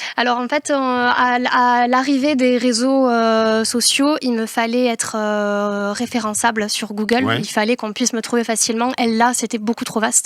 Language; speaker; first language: French; native; French